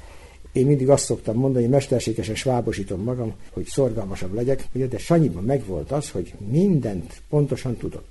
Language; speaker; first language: Hungarian; native; Hungarian